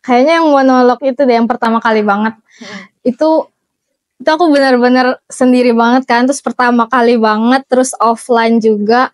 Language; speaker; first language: Indonesian; native; Indonesian